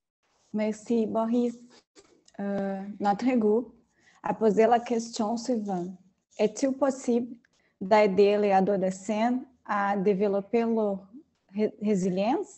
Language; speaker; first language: French; non-native, fluent; Portuguese